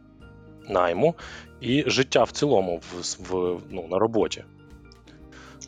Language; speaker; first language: Ukrainian; native; Ukrainian